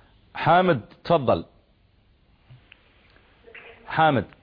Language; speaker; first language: Arabic; native; Arabic